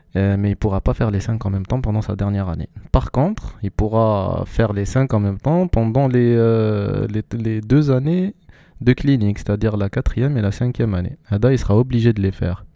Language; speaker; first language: French; non-native, local second language; Arabic